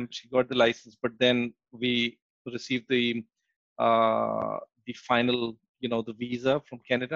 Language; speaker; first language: English; non-native, local second language; Urdu